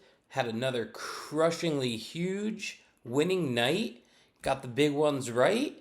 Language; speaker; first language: English; native; English